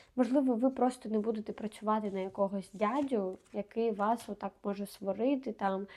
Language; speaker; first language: Ukrainian; non-native, local second language; Russian